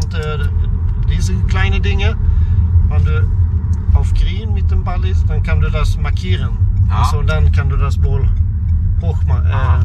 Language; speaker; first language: German; non-native, learner; Swedish